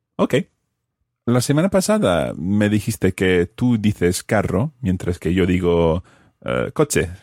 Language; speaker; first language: Spanish; non-native, fluent; English